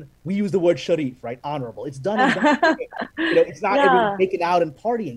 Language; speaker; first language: English; non-native, local second language; Urdu